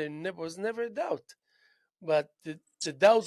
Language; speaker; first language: English; non-native, fluent; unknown